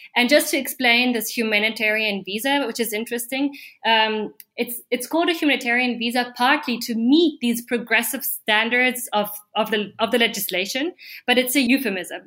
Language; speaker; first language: English; non-native, fluent; German